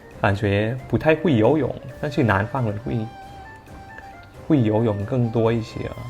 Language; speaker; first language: Chinese; non-native, fluent; Thai